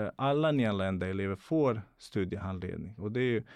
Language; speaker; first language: Swedish; non-native, fluent; Bosnian